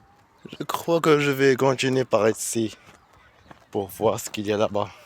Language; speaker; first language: French; non-native, learner; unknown